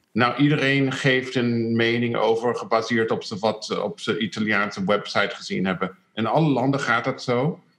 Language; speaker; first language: Dutch; non-native, fluent; English